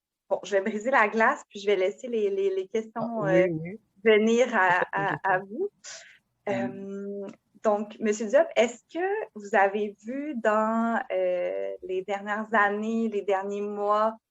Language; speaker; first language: French; native; French